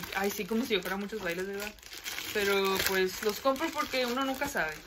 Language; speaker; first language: Spanish; early bilingual, heritage; Spanish